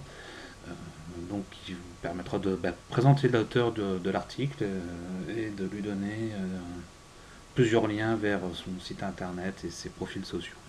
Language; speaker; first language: French; native; French